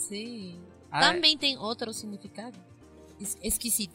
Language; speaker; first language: Portuguese; non-native, learner; Spanish